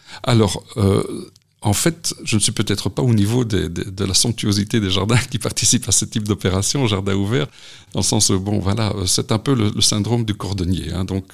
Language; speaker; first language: French; native; French